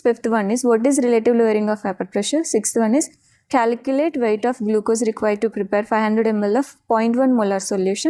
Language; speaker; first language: English; non-native, local second language; Telugu